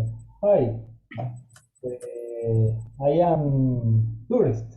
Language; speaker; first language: English; non-native, learner; Spanish